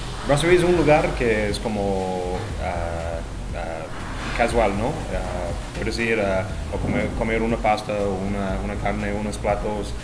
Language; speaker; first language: Spanish; non-native, fluent; English